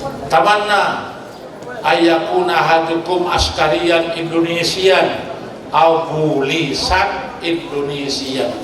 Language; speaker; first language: Arabic; non-native, fluent; Indonesian